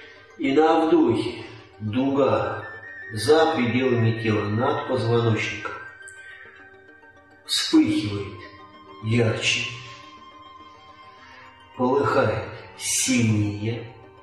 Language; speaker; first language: Russian; native; Russian